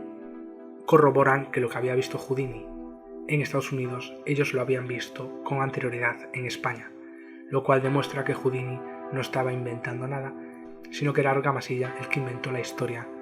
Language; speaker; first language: Spanish; native; Spanish